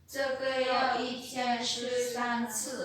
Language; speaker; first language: Chinese; non-native, learner; Lao